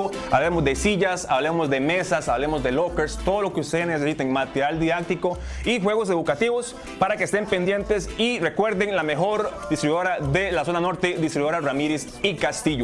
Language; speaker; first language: Spanish; native; Spanish